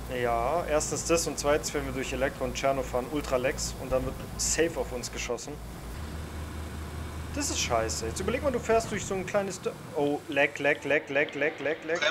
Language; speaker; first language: German; native; German